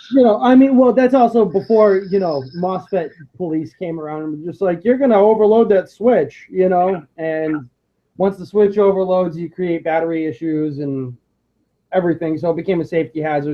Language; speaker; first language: English; native; English